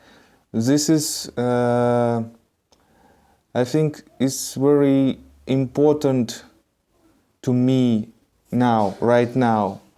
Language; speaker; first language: English; non-native, learner; Russian